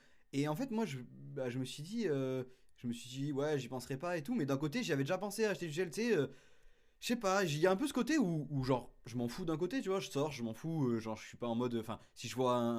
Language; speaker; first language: French; native; French